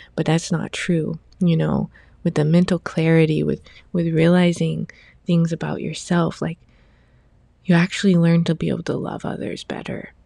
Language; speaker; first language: English; early bilingual, other home language; Chinese